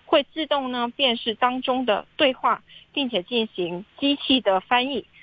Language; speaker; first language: Chinese; non-native, local second language; Cantonese